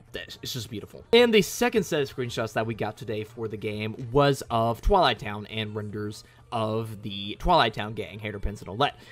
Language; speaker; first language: English; native; English